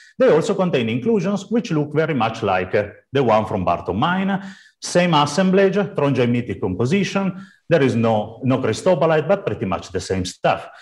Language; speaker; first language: English; non-native, fluent; Italian